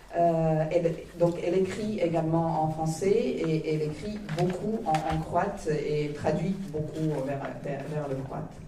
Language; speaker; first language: French; non-native, fluent; Croatian